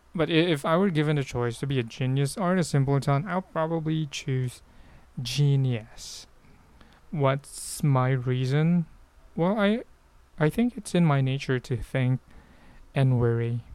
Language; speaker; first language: English; non-native, local second language; Filipino